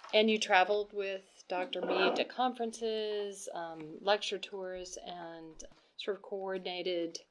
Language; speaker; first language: English; non-native, fluent; Portuguese